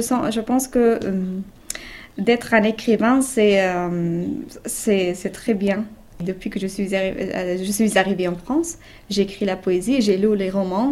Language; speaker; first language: French; non-native, fluent; Persian